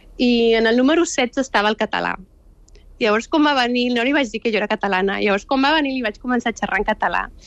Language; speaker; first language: Catalan; early bilingual, other home language; Urdu